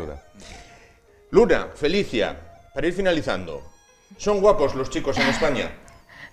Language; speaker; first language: Spanish; native; Spanish